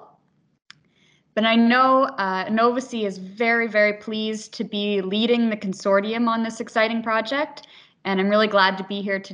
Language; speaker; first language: English; native; English